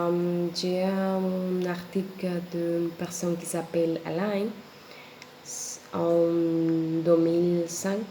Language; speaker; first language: French; non-native, learner; Spanish